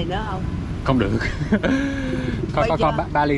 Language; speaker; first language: Vietnamese; non-native, learner; English